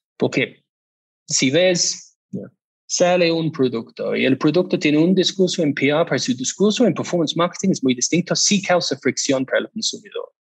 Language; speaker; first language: Spanish; non-native, fluent; English